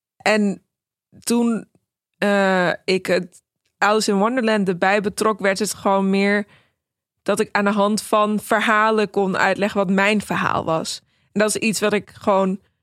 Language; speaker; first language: Dutch; early bilingual, other home language; Persian